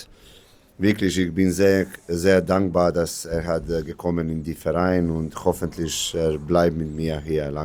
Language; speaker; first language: German; non-native, learner; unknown